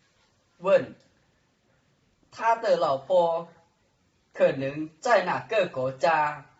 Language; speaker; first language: Chinese; non-native, learner; Hmong